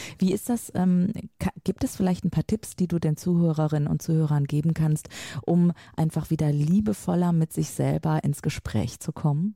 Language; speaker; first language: German; native; German